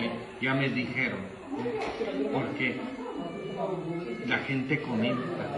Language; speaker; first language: Spanish; non-native, fluent; Polish